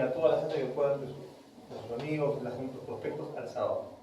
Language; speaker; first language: Spanish; native; Spanish